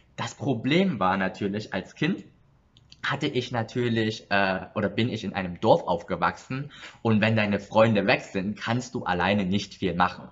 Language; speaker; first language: German; early bilingual, other home language; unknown